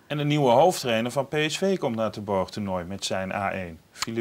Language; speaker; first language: Dutch; native; Dutch